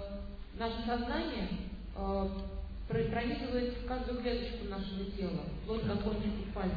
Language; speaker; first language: Russian; native; Russian